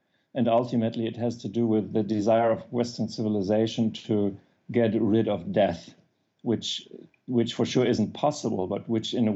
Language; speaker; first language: English; non-native, fluent; German